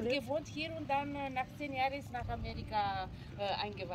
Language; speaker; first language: German; non-native, learner; Romanian